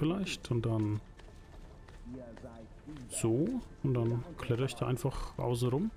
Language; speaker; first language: German; native; German